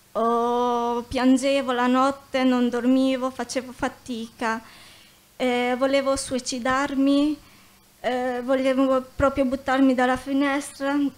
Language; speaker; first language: Italian; early bilingual, other home language; Albanian